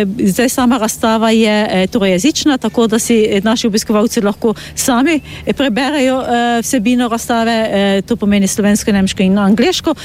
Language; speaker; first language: Slovenian; native; Slovenian